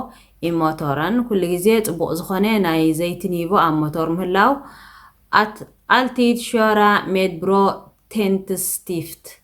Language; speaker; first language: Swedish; non-native, fluent; Tigrinya